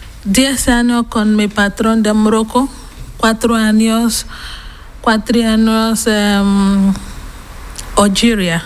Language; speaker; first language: Spanish; non-native, learner; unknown